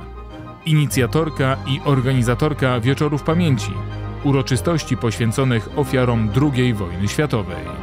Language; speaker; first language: Polish; native; Polish